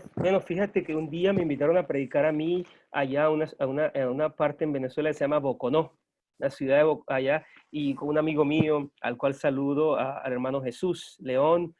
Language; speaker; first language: Spanish; native; Spanish